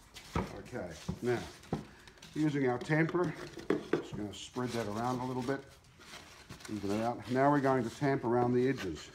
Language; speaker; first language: English; native; English